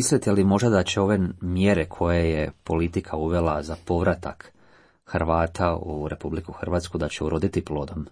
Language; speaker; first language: Croatian; native; Croatian